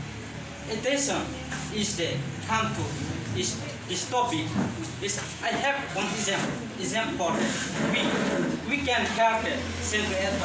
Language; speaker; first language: English; non-native, learner; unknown